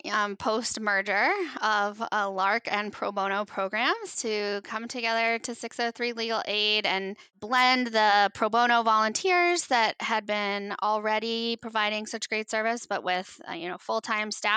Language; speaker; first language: English; native; English